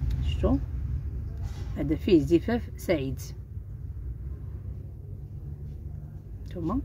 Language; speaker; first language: Arabic; native; Arabic